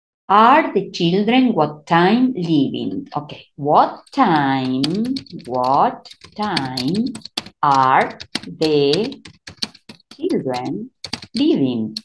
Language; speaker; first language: English; non-native, fluent; Spanish